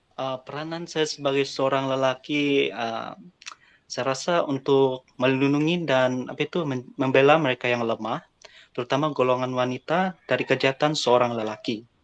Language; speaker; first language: Malay; non-native, local second language; Central Dusun